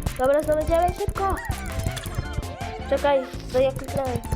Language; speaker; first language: Polish; early bilingual, other home language; Ukrainian